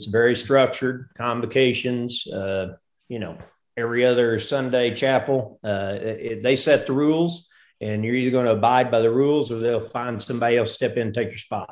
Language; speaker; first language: English; native; English